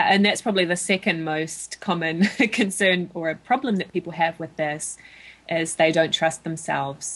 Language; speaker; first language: English; native; English